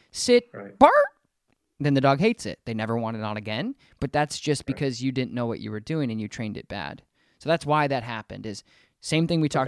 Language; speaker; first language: English; native; English